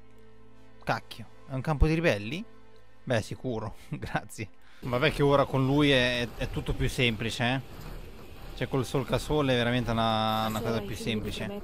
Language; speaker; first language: Italian; native; Italian